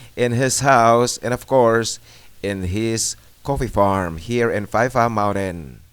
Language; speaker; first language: English; non-native, local second language; Filipino